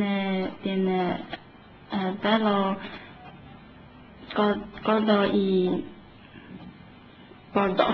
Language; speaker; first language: Spanish; non-native, learner; Chinese